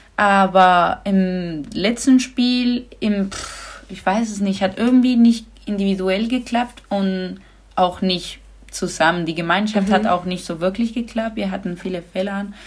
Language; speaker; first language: German; non-native, fluent; Spanish